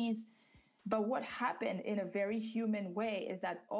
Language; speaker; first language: English; non-native, fluent; French